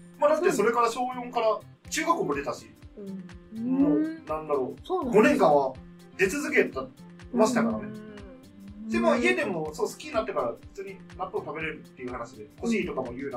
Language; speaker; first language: Japanese; native; Japanese